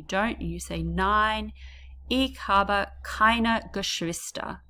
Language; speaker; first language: German; non-native, learner; English